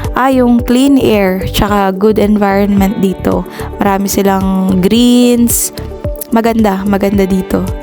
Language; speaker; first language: Filipino; native; Filipino